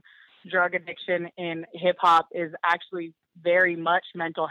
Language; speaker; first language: English; native; English